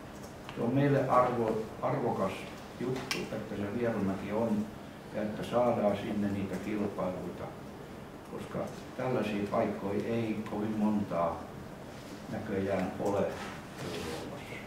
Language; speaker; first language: Finnish; native; Finnish